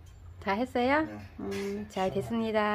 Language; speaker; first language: Korean; non-native, learner; Vietnamese